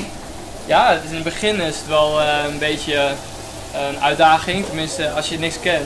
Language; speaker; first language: Dutch; native; Dutch